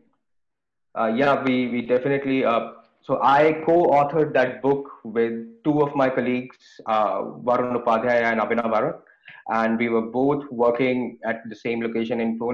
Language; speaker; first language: English; non-native, local second language; Hindi